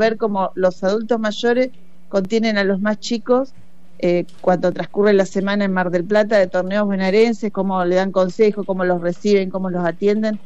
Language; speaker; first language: Spanish; native; Spanish